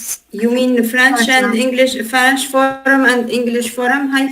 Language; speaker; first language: English; non-native, learner; Arabic